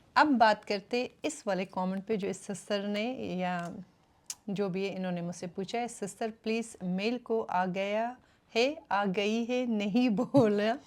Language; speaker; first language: Urdu; non-native, fluent; Persian